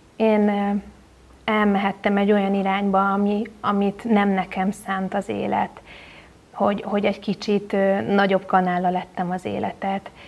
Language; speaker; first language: Hungarian; native; Hungarian